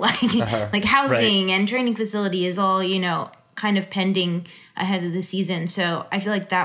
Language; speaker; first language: English; native; English